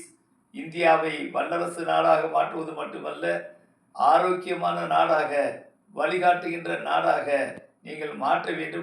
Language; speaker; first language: Tamil; native; Tamil